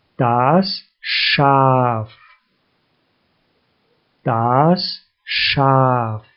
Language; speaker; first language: German; native; German